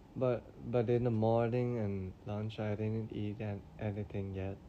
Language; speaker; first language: English; non-native, learner; Thai